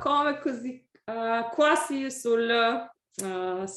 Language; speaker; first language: Italian; non-native, learner; English